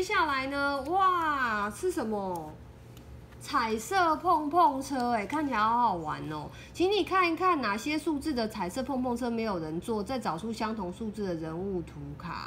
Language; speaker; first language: Chinese; native; Chinese